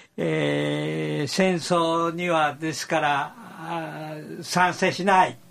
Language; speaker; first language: Japanese; native; Japanese